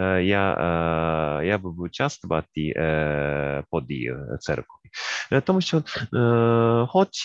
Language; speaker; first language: Ukrainian; non-native, learner; Japanese